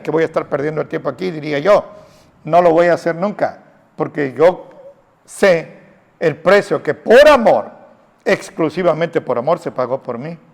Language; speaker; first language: Spanish; native; Spanish